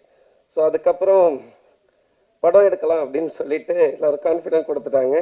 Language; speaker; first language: Tamil; native; Tamil